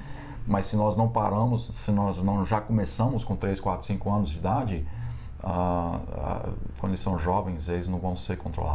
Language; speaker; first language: Portuguese; non-native, fluent; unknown